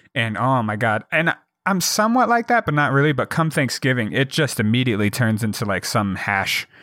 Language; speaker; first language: English; native; English